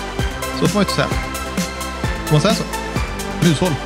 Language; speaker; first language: Swedish; native; Swedish